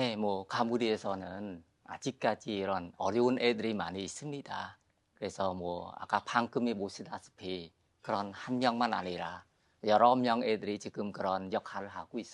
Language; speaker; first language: Korean; non-native, fluent; Khmer